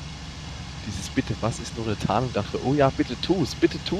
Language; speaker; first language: German; native; German